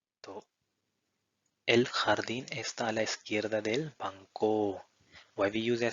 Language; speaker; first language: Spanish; non-native, fluent; Hindi